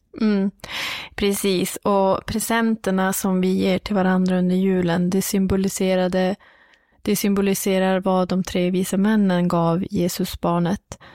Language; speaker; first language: Swedish; native; Swedish